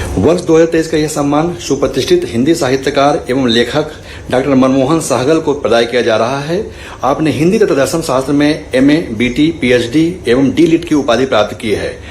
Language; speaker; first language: Hindi; native; Hindi